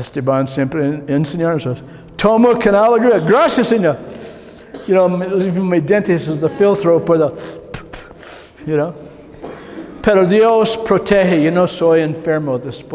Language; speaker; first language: Spanish; non-native, learner; English